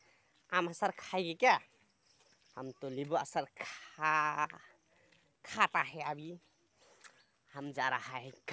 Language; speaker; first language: Hindi; non-native, local second language; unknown